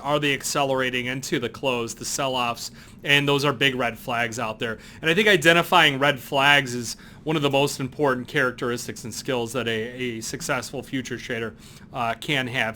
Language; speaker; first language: English; native; English